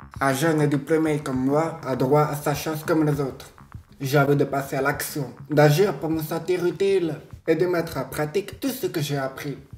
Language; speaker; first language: French; native; French